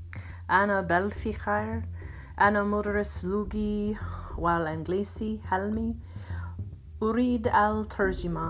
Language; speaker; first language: Arabic; non-native, learner; English